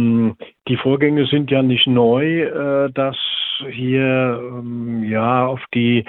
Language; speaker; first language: German; native; German